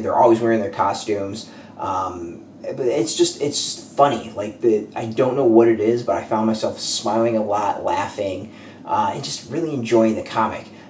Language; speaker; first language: English; native; English